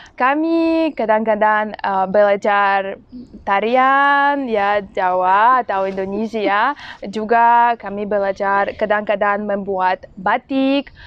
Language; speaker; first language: Indonesian; non-native, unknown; Russian